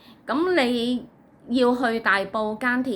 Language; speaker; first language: Cantonese; native; Cantonese